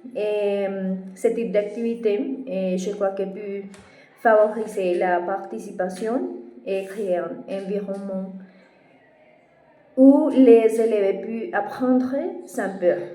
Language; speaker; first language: French; non-native, fluent; Spanish